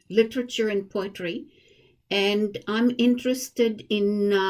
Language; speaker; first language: English; non-native, fluent; Hebrew